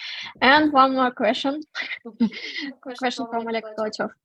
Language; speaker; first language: English; non-native, fluent; Russian